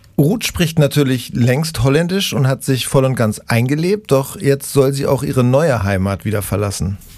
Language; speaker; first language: German; native; German